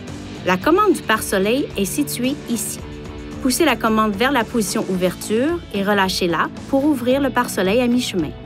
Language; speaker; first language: French; native; French